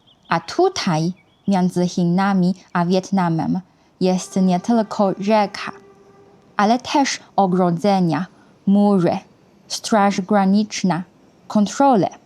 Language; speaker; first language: Polish; non-native, fluent; Chinese